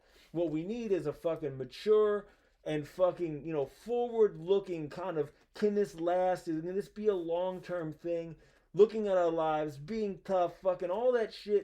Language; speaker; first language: English; native; English